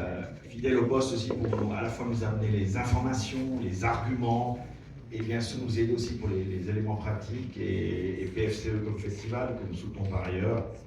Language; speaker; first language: French; native; French